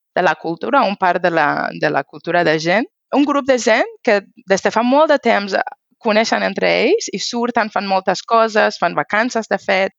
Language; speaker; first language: Catalan; non-native, fluent; Persian